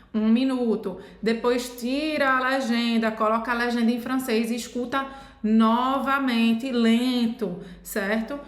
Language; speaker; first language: Portuguese; native; Portuguese